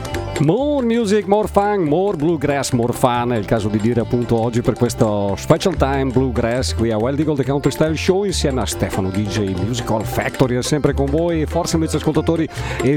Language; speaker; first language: Italian; native; Italian